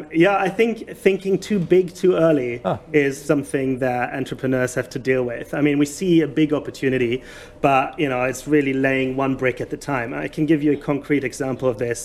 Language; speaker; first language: English; non-native, fluent; German